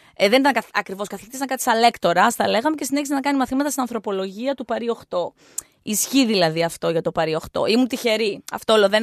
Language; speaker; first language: Greek; native; Greek